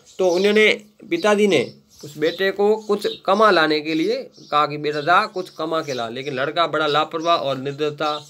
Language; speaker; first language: Hindi; native; Hindi